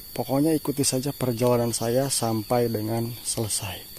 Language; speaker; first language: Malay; non-native, local second language; Sundanese